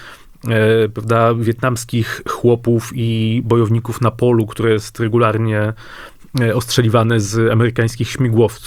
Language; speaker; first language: Polish; native; Polish